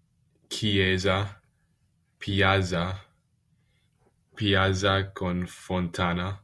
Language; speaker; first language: Italian; non-native, learner; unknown